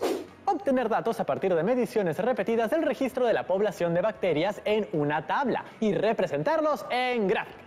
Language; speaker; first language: Spanish; native; Spanish